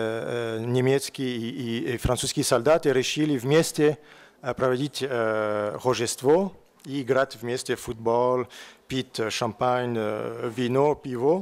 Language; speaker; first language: Russian; non-native, learner; French